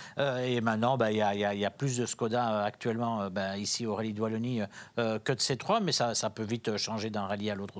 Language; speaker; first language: French; native; French